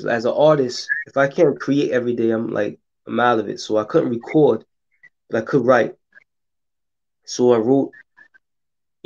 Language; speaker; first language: English; native; English